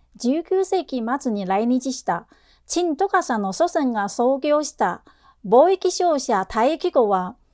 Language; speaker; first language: Japanese; non-native, fluent; Chinese